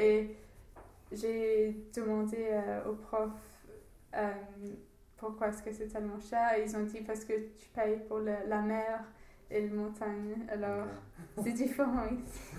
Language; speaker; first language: French; non-native, learner; English